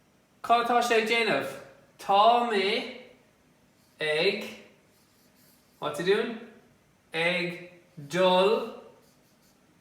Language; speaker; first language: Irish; non-native, local second language; English